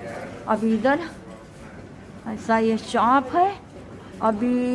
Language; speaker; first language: Hindi; non-native, local second language; Marathi